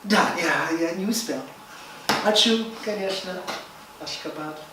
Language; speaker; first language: Russian; non-native, fluent; English